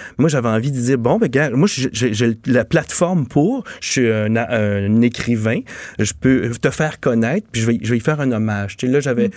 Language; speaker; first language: French; native; French